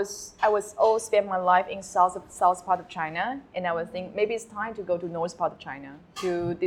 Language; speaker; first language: English; non-native, fluent; Chinese